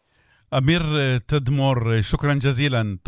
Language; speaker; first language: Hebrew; non-native, local second language; Arabic